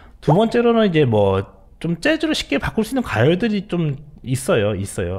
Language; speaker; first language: Korean; native; Korean